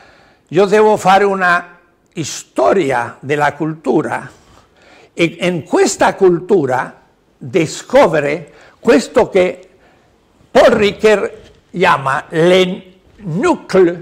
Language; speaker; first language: Italian; non-native, learner; Spanish